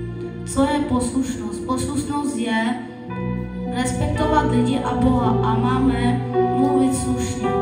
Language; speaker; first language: Czech; non-native, local second language; Slovak